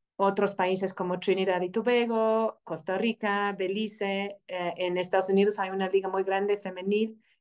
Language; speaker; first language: Spanish; non-native, fluent; English